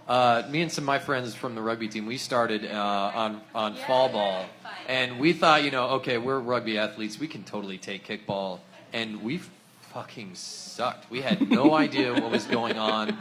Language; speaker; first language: English; native; English